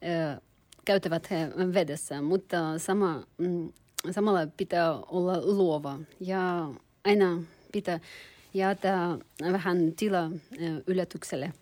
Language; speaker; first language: Finnish; non-native, learner; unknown